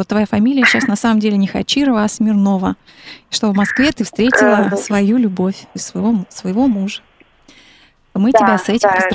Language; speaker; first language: Russian; native; Russian